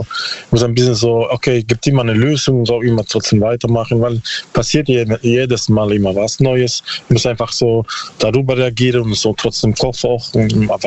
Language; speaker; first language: German; non-native, learner; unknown